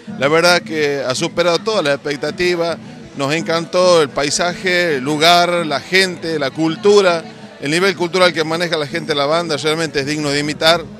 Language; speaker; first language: Spanish; native; Spanish